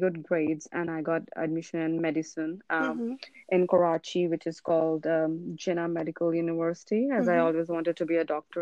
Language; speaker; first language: English; non-native, local second language; Urdu